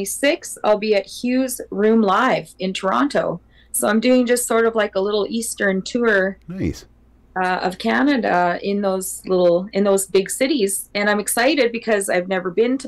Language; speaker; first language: English; native; English